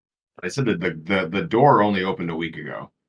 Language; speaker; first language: English; native; English